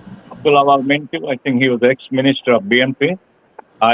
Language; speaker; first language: English; non-native, local second language; Bangla